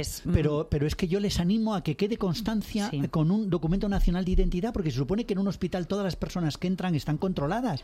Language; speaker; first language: Spanish; native; Spanish